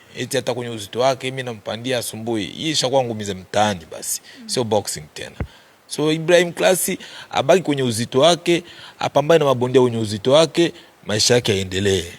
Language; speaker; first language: Swahili; native; Swahili